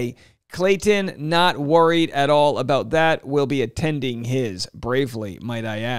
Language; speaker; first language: English; native; English